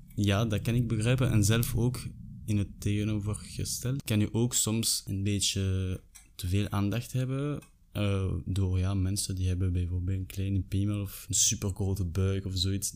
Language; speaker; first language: Dutch; non-native, learner; French